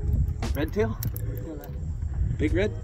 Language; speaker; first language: English; native; English